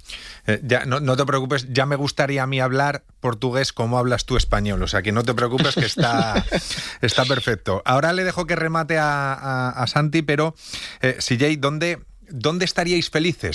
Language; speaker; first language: Spanish; native; Spanish